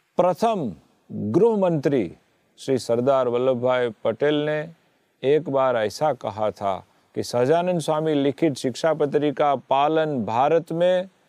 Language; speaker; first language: Hindi; non-native, local second language; Gujarati